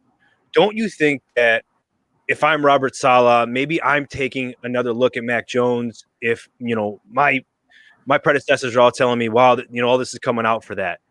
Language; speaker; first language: English; native; English